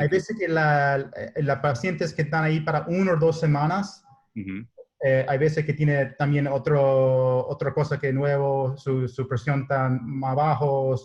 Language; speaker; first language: Spanish; non-native, learner; English